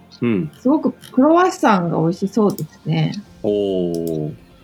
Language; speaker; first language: Japanese; native; Japanese